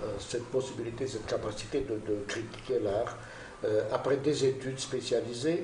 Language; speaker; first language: French; non-native, fluent; Romanian